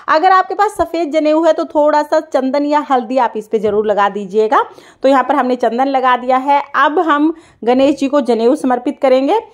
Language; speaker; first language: Hindi; native; Hindi